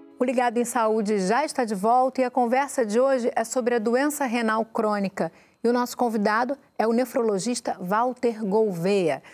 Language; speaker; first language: Portuguese; native; Portuguese